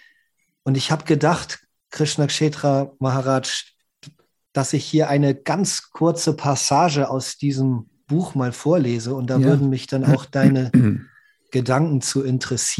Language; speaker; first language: German; native; German